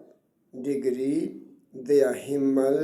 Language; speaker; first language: German; non-native, learner; Urdu